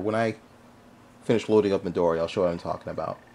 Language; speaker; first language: English; native; English